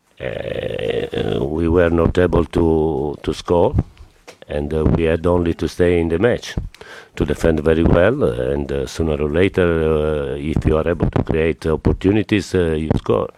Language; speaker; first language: English; non-native, fluent; Italian